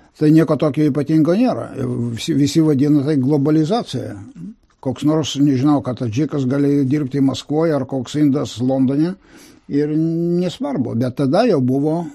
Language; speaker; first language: Lithuanian; non-native, local second language; Russian